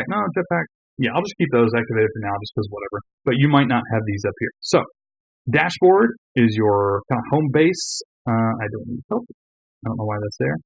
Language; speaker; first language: English; native; English